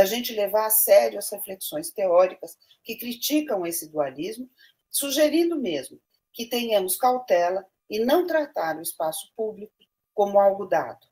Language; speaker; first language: Portuguese; native; Portuguese